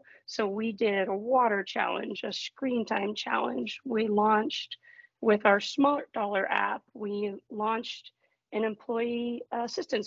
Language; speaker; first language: English; native; English